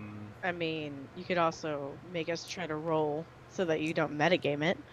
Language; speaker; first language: English; native; English